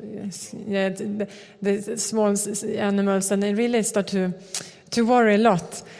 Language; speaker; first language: English; non-native, fluent; Swedish